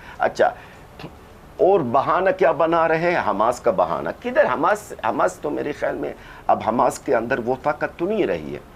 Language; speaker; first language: Urdu; non-native, fluent; Arabic